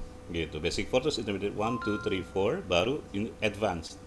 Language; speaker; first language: English; non-native, fluent; Indonesian